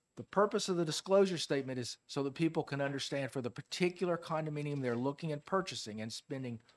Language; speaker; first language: English; native; English